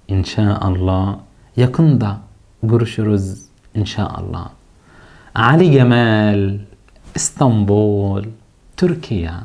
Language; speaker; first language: Turkish; non-native, fluent; Arabic